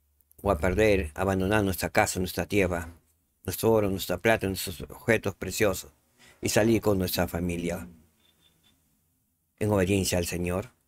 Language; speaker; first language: Spanish; native; Spanish